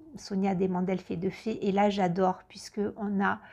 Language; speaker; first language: French; native; French